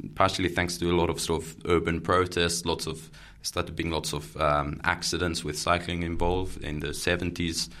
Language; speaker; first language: English; non-native, fluent; Catalan